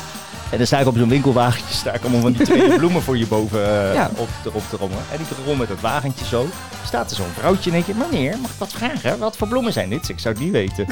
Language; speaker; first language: Dutch; native; Dutch